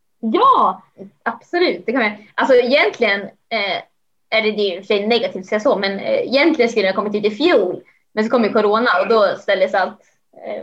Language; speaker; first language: Swedish; native; Swedish